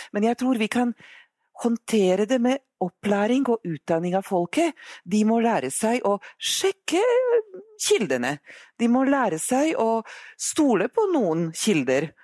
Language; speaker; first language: Norwegian; non-native, fluent; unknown